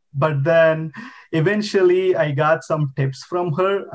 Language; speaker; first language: English; non-native, local second language; Telugu